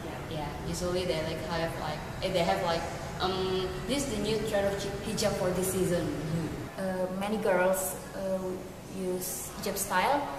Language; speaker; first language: English; non-native, learner; Indonesian